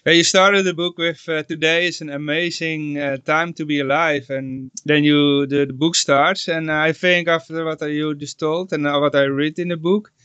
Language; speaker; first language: English; non-native, fluent; Dutch